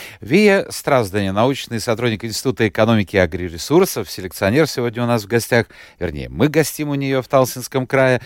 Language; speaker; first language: Russian; native; Russian